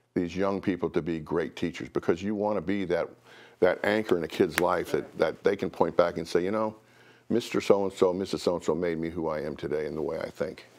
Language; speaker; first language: English; native; English